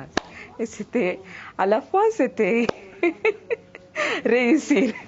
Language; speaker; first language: French; non-native, learner; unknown